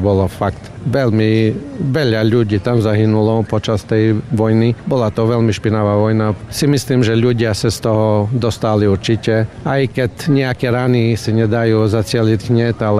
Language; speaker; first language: Slovak; non-native, fluent; Croatian